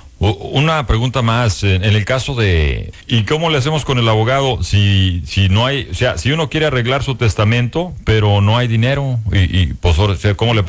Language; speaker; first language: Spanish; native; Spanish